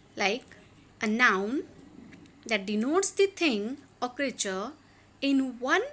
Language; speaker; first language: English; non-native, local second language; Marathi